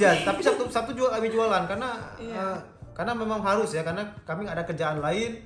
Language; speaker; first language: Indonesian; native; Indonesian